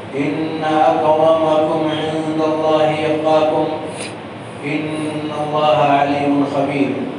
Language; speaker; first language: Urdu; native; Urdu